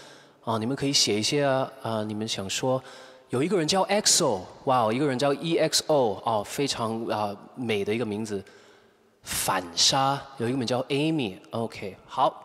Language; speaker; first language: Chinese; non-native, fluent; English